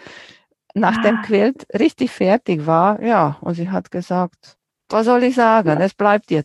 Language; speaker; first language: German; non-native, fluent; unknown